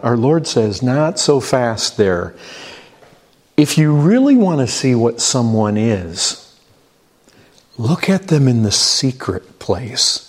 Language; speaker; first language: English; native; English